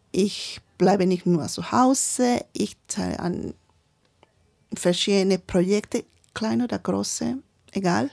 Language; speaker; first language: German; non-native, learner; Spanish